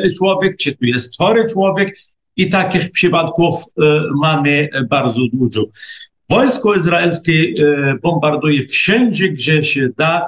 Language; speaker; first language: Polish; non-native, fluent; Arabic